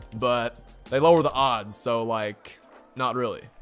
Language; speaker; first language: English; native; English